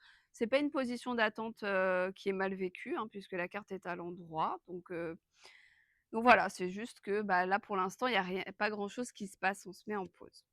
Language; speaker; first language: French; native; French